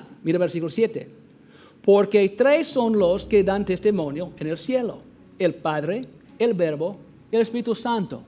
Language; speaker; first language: Spanish; non-native, fluent; English